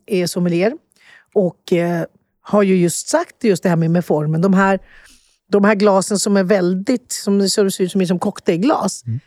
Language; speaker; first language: Swedish; early bilingual, other home language; Spanish